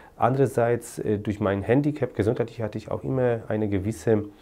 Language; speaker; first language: German; non-native, fluent; Polish